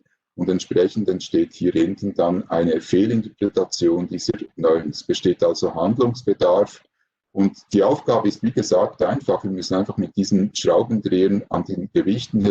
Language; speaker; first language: German; native; German